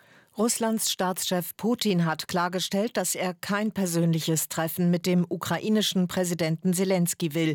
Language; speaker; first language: German; native; German